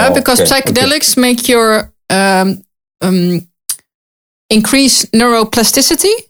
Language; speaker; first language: English; non-native, learner; Dutch